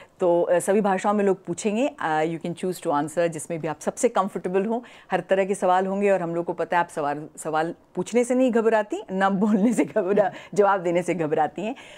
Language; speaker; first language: Hindi; native; Hindi